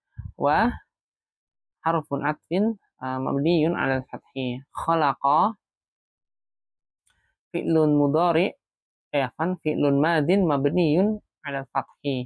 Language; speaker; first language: Arabic; non-native, fluent; Indonesian